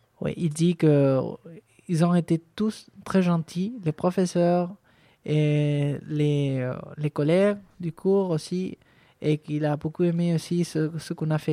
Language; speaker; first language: French; non-native, fluent; Spanish